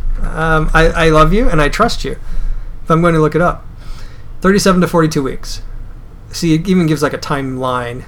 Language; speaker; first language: English; native; English